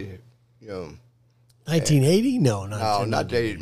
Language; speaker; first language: English; native; English